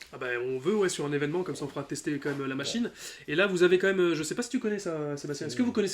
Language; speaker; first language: French; native; French